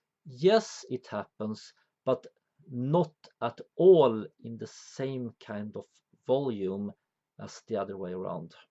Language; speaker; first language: English; non-native, fluent; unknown